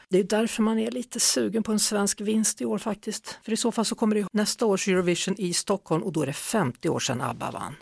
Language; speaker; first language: Swedish; native; Swedish